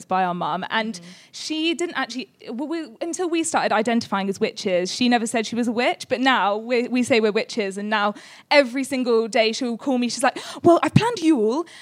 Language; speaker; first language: English; native; English